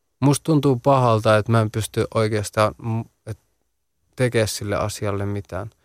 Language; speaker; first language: Finnish; early bilingual, other home language; Central Kurdish